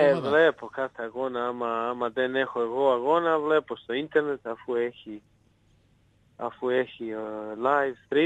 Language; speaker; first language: Greek; non-native, fluent; Serbian